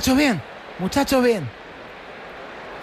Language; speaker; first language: Spanish; native; Spanish